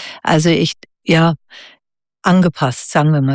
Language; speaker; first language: German; native; German